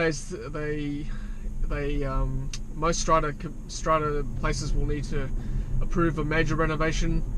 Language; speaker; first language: English; native; English